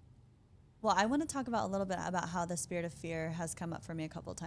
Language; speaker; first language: English; native; English